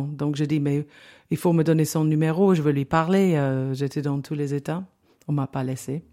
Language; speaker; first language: French; non-native, fluent; English